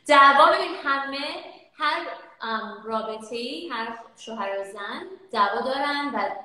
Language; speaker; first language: Persian; early bilingual, heritage; Persian